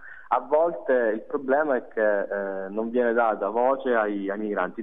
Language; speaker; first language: Italian; native; Italian